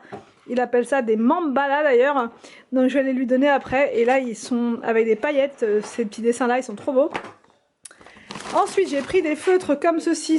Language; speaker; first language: French; native; French